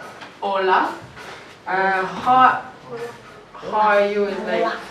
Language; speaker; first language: English; non-native, fluent; French